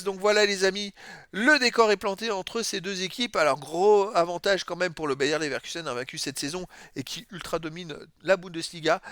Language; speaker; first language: French; native; French